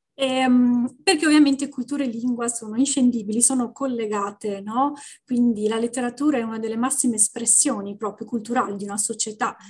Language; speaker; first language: Italian; native; Italian